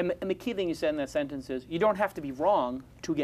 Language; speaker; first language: English; native; English